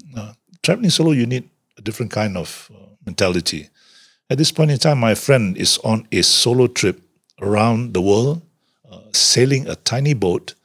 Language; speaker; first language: English; non-native, local second language; Malay